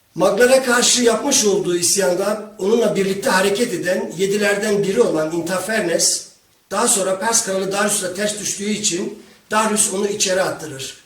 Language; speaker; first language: Turkish; non-native, local second language; Kurdish